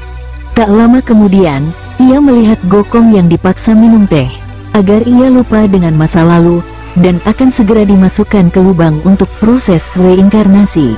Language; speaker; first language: Indonesian; native; Indonesian